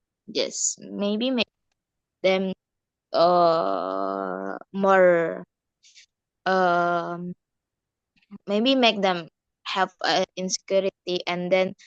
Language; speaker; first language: English; non-native, learner; Indonesian